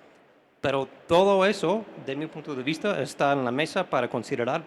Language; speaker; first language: Spanish; non-native, fluent; English